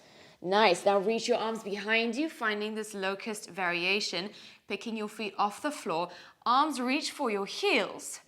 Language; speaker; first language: English; native; English